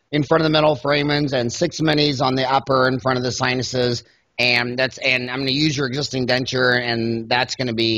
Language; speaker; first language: English; native; English